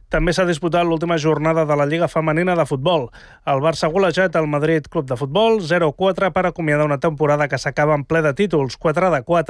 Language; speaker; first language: Catalan; native; Catalan